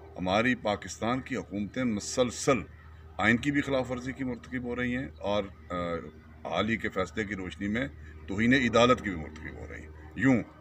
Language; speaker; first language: Urdu; non-native, local second language; Pahari-Potwari